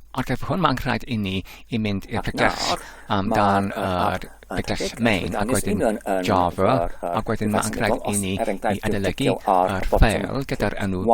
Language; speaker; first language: Welsh; non-native, learner; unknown